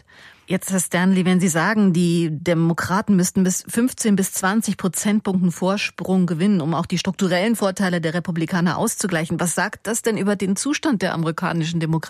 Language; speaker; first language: German; native; German